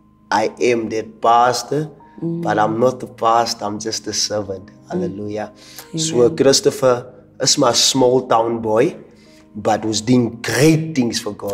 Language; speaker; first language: English; non-native, local second language; Afrikaans